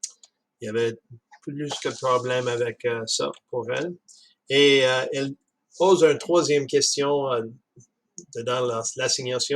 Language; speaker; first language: French; non-native, fluent; English